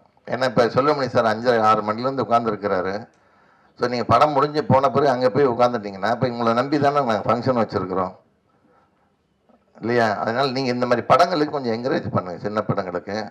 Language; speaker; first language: Tamil; native; Tamil